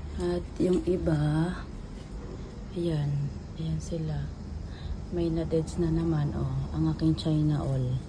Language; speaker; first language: Filipino; native; Filipino